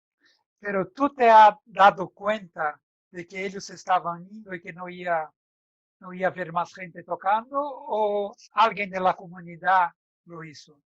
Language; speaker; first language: Spanish; non-native, fluent; Portuguese